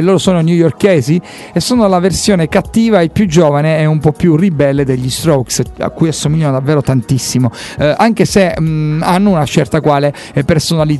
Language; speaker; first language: Italian; native; Italian